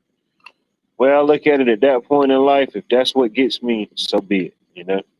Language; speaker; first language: English; native; English